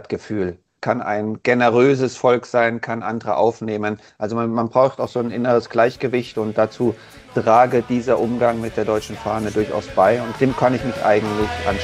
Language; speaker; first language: German; native; German